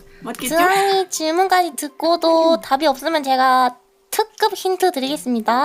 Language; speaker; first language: Korean; native; Korean